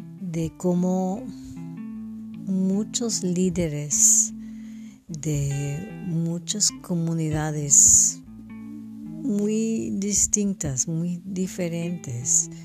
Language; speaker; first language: Spanish; non-native, fluent; French